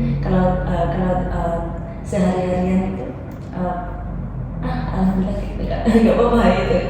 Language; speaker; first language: Indonesian; non-native, learner; Khmer